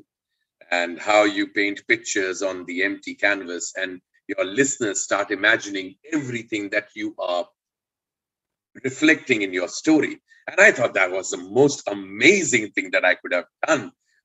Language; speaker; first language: English; non-native, local second language; Hindi